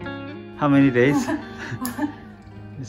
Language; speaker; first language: English; non-native, learner; Korean